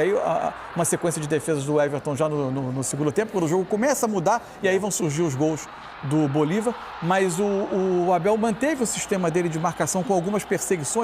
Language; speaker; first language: Portuguese; native; Portuguese